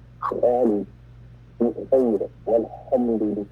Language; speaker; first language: Arabic; non-native, learner; English